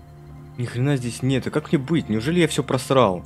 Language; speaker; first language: Russian; native; Russian